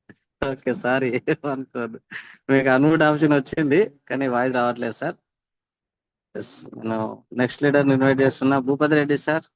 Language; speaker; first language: Telugu; native; Telugu